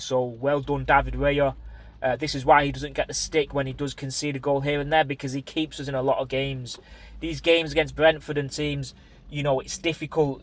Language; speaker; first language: English; native; English